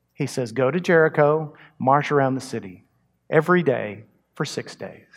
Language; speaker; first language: English; native; English